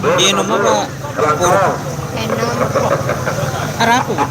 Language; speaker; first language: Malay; non-native, local second language; Madurese